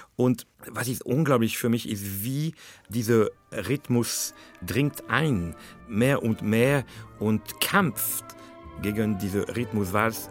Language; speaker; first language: German; non-native, fluent; French